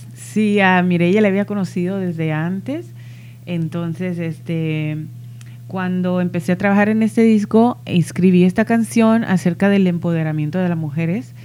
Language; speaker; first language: Spanish; early bilingual, heritage; Spanish